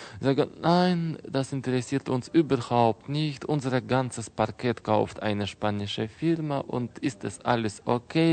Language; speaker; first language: German; non-native, fluent; Russian